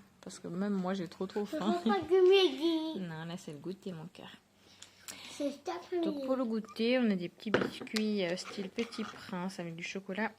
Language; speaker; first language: French; native; French